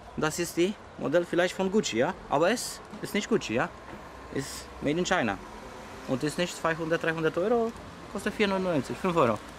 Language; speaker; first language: German; non-native, learner; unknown